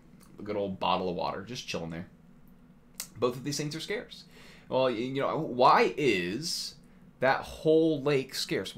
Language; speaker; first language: English; native; English